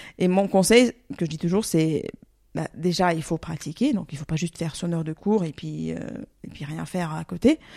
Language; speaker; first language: French; early bilingual, other home language; Russian